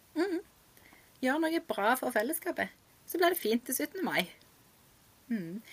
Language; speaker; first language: Norwegian; native; Norwegian